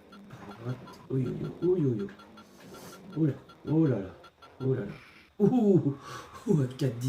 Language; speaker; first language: French; native; French